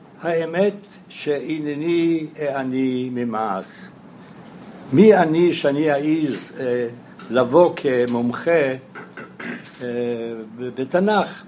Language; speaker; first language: Hebrew; non-native, fluent; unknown